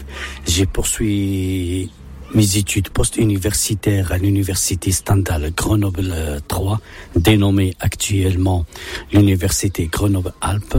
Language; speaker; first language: French; non-native, local second language; Arabic